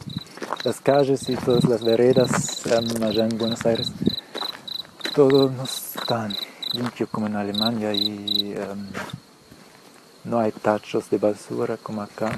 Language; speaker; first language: Spanish; early bilingual, heritage; Spanish